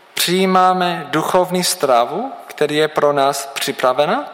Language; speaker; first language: Czech; non-native, learner; English